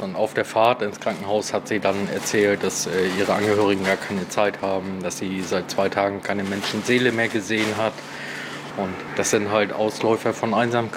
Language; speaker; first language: German; native; German